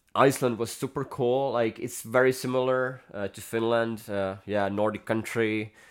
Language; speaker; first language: English; non-native, fluent; Finnish